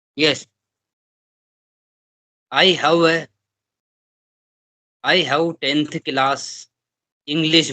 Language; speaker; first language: English; non-native, learner; Hindi